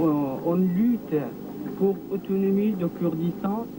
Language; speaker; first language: French; non-native, learner; Kurdish